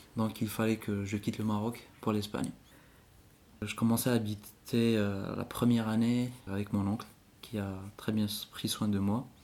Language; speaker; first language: French; non-native, local second language; Arabic